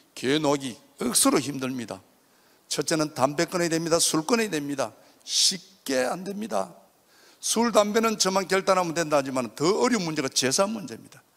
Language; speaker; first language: Korean; native; Korean